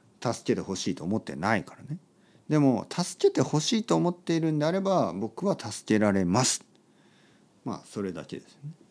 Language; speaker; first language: Japanese; native; Japanese